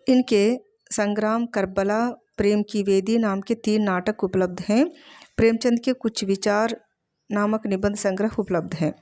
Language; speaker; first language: Hindi; non-native, local second language; Telugu